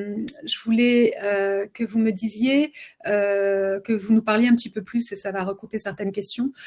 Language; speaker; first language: French; native; French